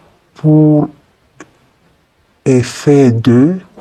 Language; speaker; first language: French; non-native, fluent; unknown